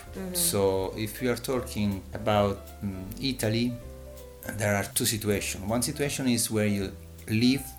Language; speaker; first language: English; non-native, learner; Italian